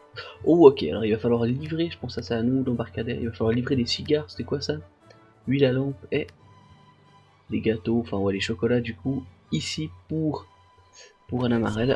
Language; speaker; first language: French; native; French